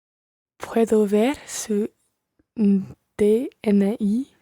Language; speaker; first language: Spanish; non-native, learner; English